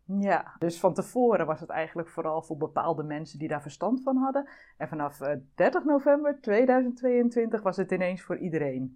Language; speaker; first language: Dutch; native; Dutch